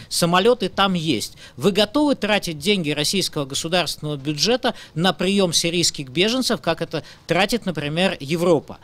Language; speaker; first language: Russian; native; Russian